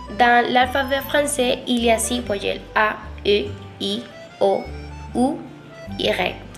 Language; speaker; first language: French; non-native, learner; Spanish